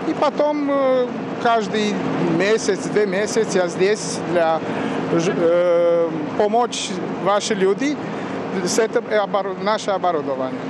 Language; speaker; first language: Russian; non-native, learner; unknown